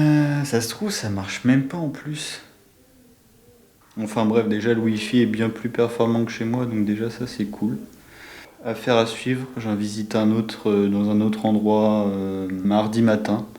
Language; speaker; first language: French; native; French